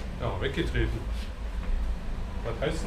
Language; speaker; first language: German; native; German